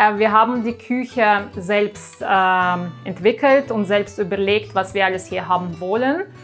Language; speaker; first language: German; non-native, fluent; Russian